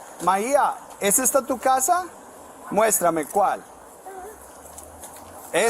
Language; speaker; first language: Spanish; early bilingual, heritage; Spanish